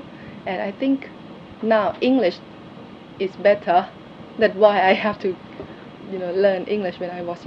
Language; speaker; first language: English; non-native, learner; Thai